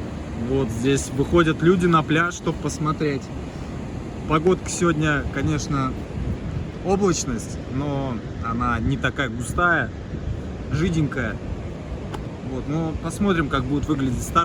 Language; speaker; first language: Russian; native; Russian